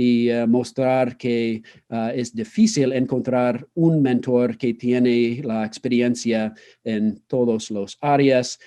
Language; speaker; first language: Spanish; non-native, fluent; English